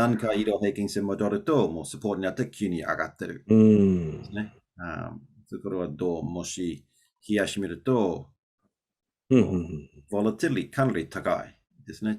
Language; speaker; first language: Japanese; non-native, learner; English